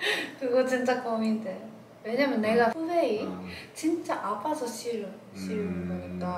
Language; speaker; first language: Korean; non-native, learner; Japanese